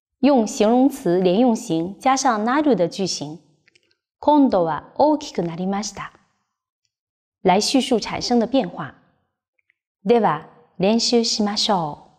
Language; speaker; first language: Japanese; non-native, fluent; Chinese